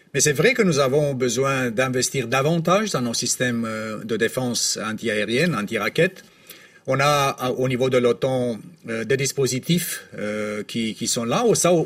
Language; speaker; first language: French; non-native, fluent; Romanian